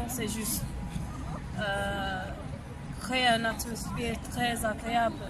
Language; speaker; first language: French; non-native, learner; English